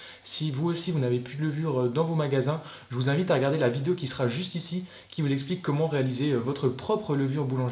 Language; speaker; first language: French; native; French